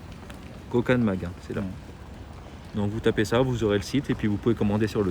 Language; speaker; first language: French; native; French